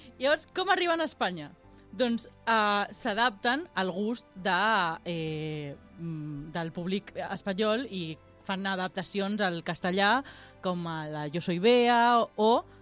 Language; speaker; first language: Catalan; non-native, local second language; Spanish